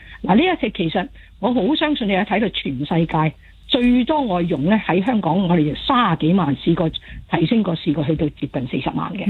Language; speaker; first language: Cantonese; native; Cantonese